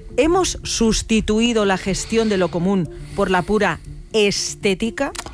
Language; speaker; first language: Spanish; native; Spanish